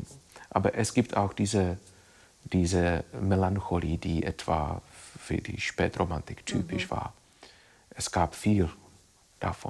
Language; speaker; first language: German; non-native, fluent; Czech